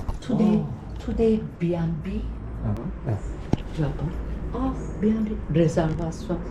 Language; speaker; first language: English; non-native, learner; Korean